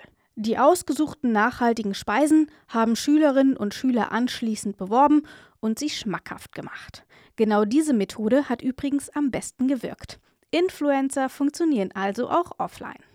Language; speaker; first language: German; native; German